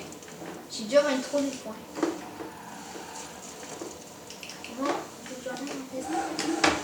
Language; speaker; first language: French; native; French